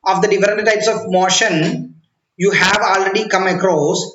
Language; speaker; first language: English; non-native, local second language; Malayalam